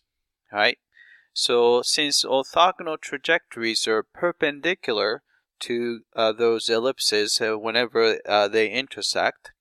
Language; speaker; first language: English; non-native, fluent; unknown